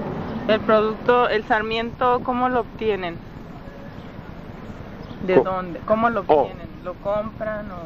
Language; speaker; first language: Spanish; native; Spanish